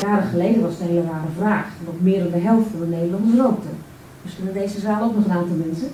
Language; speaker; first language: Dutch; native; Dutch